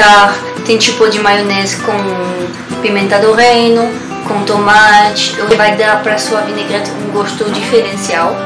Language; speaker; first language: Portuguese; non-native, learner; French